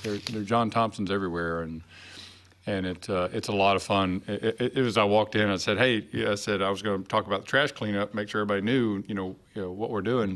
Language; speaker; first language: English; native; English